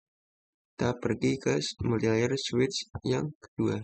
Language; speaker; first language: Indonesian; native; Indonesian